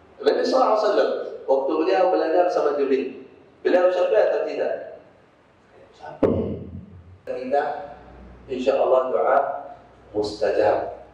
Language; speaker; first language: Indonesian; non-native, fluent; Arabic